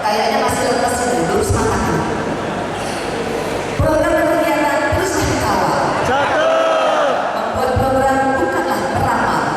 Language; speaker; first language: Indonesian; native; Indonesian